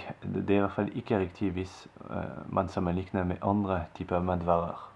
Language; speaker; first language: Norwegian; non-native, fluent; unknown